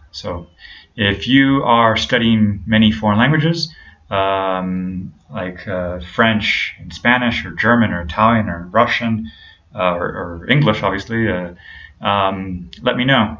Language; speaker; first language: English; native; English